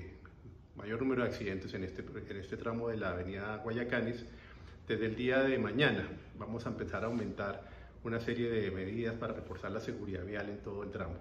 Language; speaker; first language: Spanish; native; Spanish